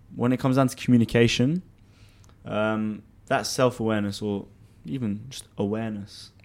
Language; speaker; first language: English; native; English